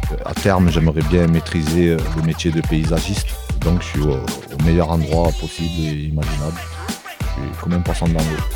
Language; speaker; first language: French; native; French